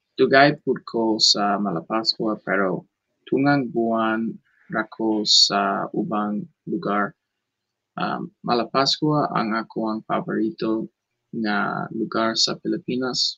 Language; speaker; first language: Cebuano; non-native, learner; English